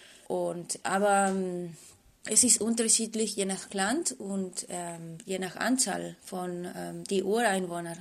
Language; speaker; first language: German; non-native, fluent; Spanish